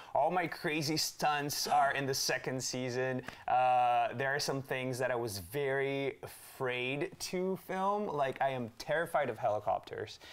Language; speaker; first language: English; early bilingual, other home language; Portuguese